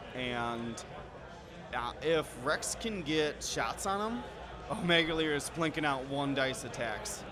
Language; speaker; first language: English; native; English